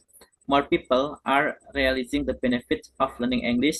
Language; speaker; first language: English; non-native, learner; Indonesian